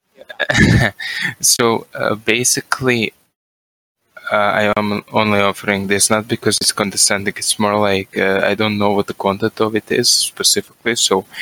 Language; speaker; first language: English; non-native, fluent; Croatian